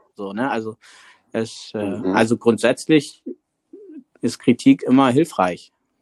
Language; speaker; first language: German; native; German